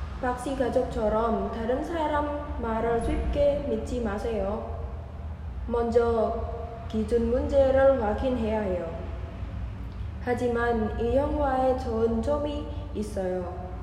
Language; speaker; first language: Korean; non-native, learner; Indonesian